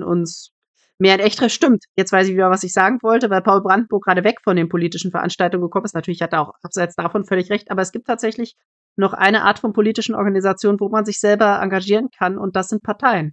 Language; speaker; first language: German; native; German